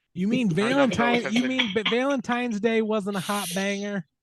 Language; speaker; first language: English; native; English